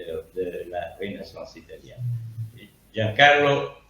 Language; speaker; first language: French; non-native, learner; Italian